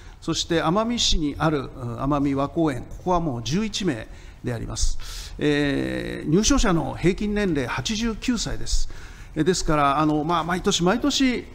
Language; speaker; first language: Japanese; native; Japanese